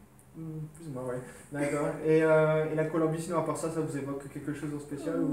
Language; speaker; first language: French; native; French